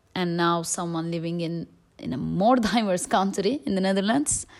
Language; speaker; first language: English; non-native, fluent; Turkish